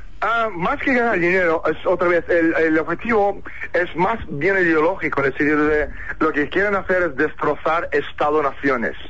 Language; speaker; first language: Spanish; non-native, fluent; Russian